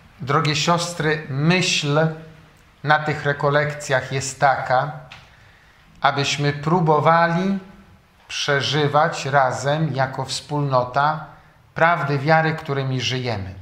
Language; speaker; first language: Polish; native; Polish